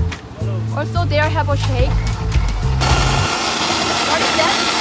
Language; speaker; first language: English; non-native, learner; Korean